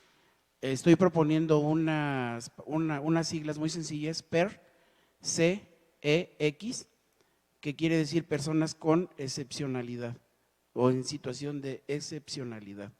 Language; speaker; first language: Spanish; native; Spanish